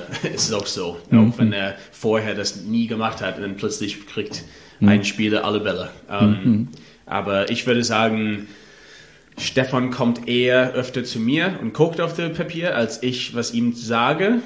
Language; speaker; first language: German; non-native, learner; English